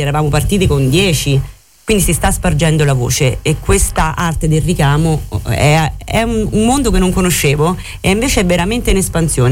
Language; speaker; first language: Italian; native; Italian